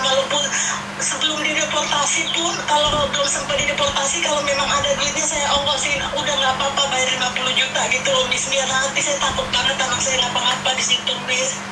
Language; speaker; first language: Indonesian; native; Indonesian